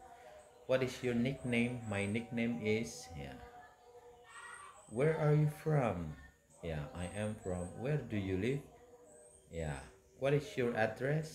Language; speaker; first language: English; non-native, fluent; Indonesian